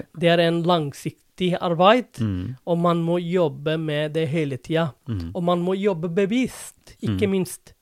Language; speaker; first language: Norwegian; non-native, fluent; Bangla